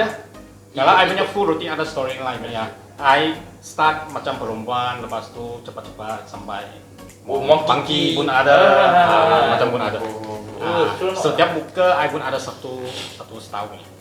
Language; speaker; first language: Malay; non-native, local second language; Chinese